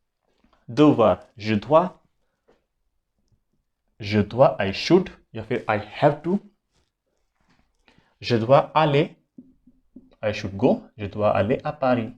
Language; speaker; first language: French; non-native, fluent; Hindi